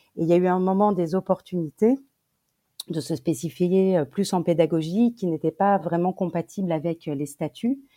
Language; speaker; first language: French; native; French